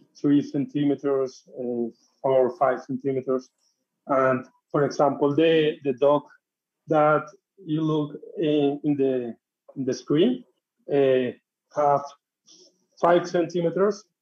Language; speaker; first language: English; non-native, learner; Spanish